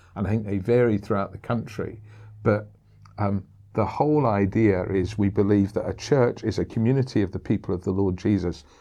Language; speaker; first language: English; native; English